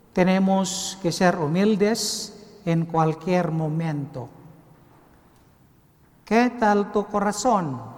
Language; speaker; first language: Spanish; non-native, learner; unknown